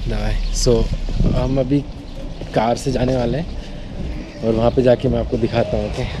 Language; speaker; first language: Russian; non-native, learner; Hindi